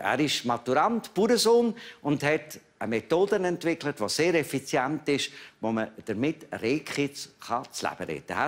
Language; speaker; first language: German; native; German